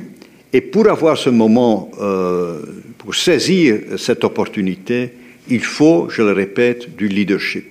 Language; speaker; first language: French; native; French